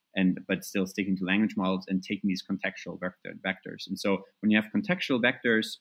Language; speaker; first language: English; non-native, fluent; German